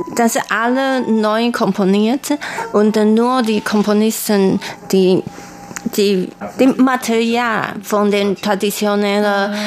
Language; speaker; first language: German; non-native, learner; Chinese